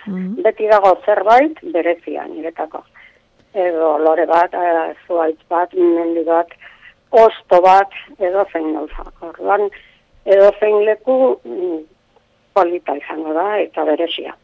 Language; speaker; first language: Basque; non-native, local second language; Spanish